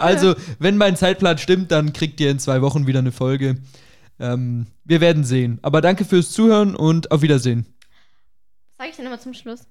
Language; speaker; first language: German; native; German